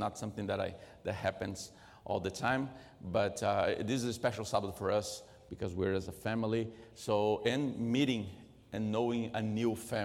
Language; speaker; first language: English; non-native, fluent; Portuguese